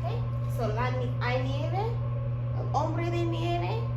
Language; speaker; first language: Spanish; non-native, fluent; English